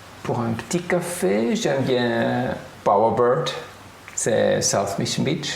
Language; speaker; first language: French; non-native, fluent; German